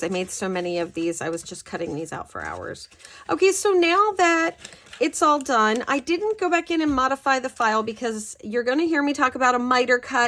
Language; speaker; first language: English; native; English